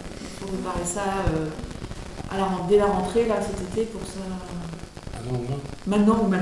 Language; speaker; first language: French; native; French